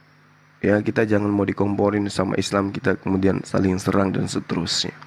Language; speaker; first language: Indonesian; native; Indonesian